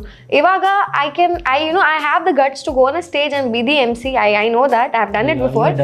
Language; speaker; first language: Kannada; non-native, local second language; Konkani